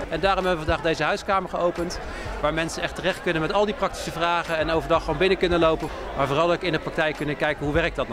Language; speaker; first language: Dutch; native; Dutch